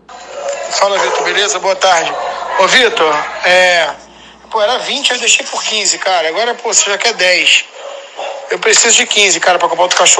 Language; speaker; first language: Portuguese; native; Portuguese